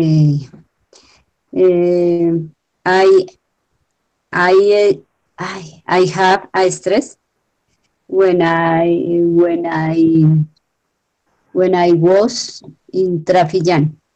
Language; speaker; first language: English; non-native, learner; Spanish